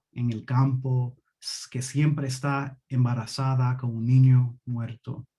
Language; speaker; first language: Spanish; early bilingual, other home language; English